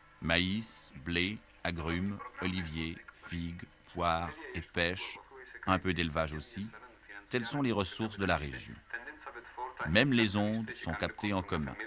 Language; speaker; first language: French; native; French